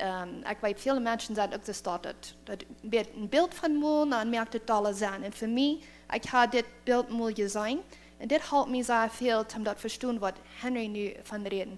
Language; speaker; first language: German; non-native, learner; Plautdietsch